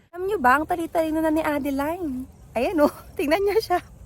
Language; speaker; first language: Filipino; native; Filipino